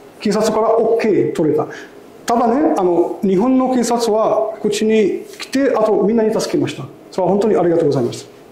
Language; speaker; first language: Japanese; non-native, learner; Arabic